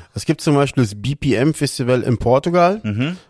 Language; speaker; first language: German; early bilingual, other home language; Portuguese